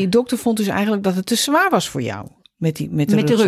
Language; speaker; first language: Dutch; native; Dutch